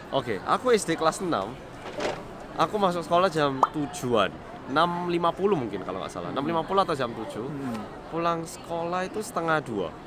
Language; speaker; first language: Indonesian; early bilingual, other home language; Korean